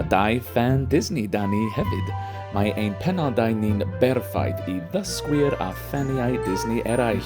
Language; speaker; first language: Welsh; non-native, fluent; English